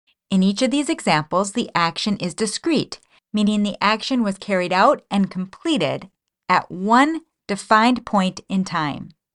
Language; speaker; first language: English; native; English